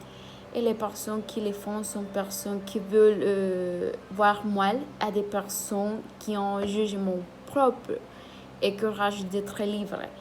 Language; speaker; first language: French; non-native, learner; Spanish